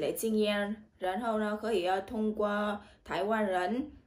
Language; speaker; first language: Chinese; non-native, learner; Vietnamese